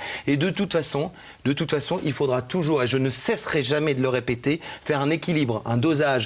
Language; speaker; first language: French; native; French